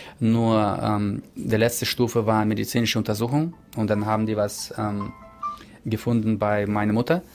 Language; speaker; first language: German; early bilingual, heritage; German